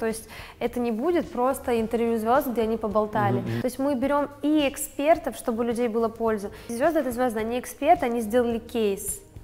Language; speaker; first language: Russian; non-native, local second language; Ukrainian